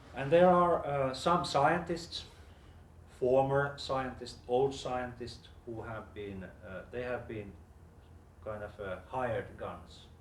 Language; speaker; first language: English; non-native, fluent; Finnish